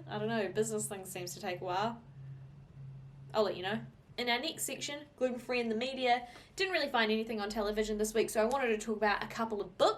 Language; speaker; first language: English; native; English